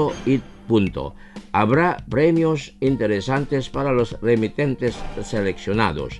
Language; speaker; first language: Spanish; non-native, fluent; Indonesian